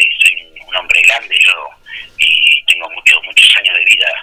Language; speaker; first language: Spanish; native; Spanish